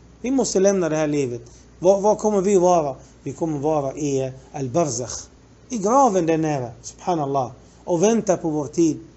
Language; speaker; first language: Swedish; non-native, fluent; Arabic